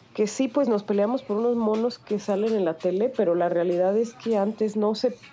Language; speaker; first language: Spanish; native; Spanish